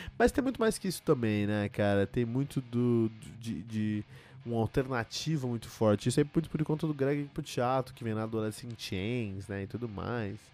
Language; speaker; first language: Portuguese; early bilingual, heritage; Portuguese